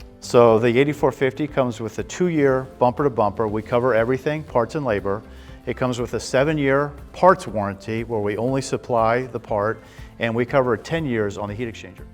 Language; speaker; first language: English; native; English